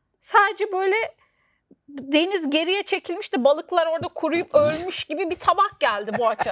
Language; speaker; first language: Turkish; native; Turkish